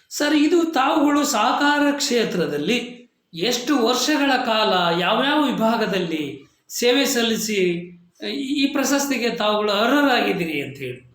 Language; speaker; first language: Kannada; native; Kannada